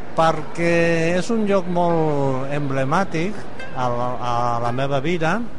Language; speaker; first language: Catalan; non-native, fluent; Japanese